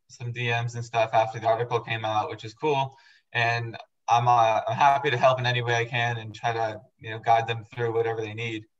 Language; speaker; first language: English; native; English